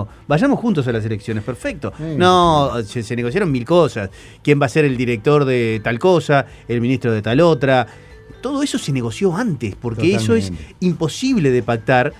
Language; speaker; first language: Spanish; native; Spanish